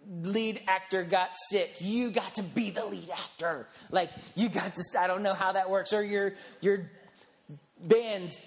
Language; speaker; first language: English; native; English